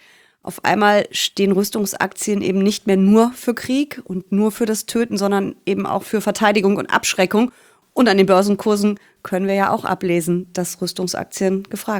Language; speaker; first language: German; native; German